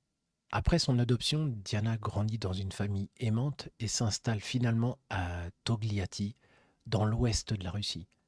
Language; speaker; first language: French; native; French